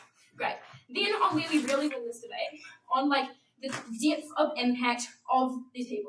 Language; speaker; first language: English; native; English